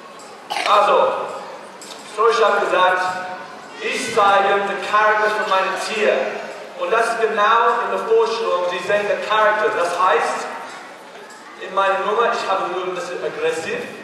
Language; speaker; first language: German; non-native, learner; English